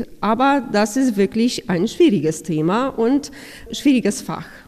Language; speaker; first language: German; non-native, fluent; Polish